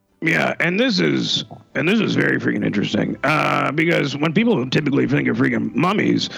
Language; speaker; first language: English; native; English